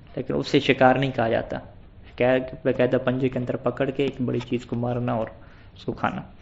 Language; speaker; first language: Urdu; non-native, local second language; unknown